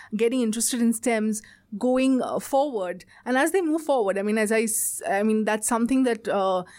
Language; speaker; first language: English; non-native, local second language; Bangla